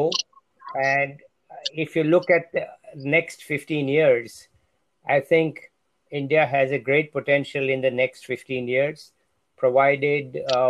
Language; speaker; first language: English; non-native, local second language; Hindi